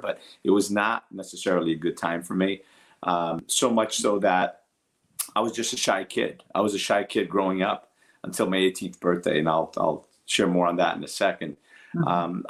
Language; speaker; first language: English; early bilingual, other home language; Portuguese